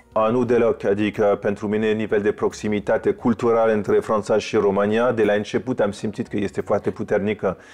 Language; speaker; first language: Romanian; non-native, fluent; French